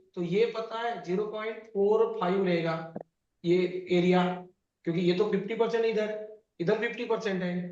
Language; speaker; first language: Hindi; non-native, local second language; Marathi